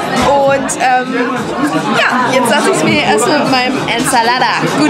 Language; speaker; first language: German; native; German